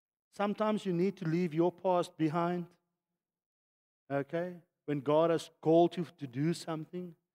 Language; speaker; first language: English; non-native, local second language; Afrikaans